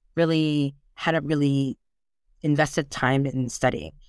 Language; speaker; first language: English; native; English